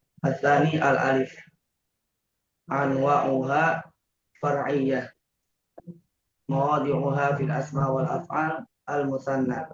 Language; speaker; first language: Arabic; non-native, learner; Indonesian